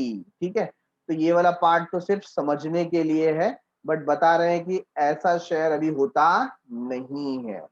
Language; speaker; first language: Hindi; native; Hindi